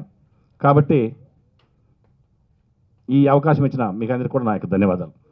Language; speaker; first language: Telugu; native; Telugu